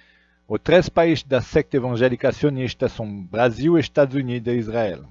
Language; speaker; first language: Portuguese; non-native, fluent; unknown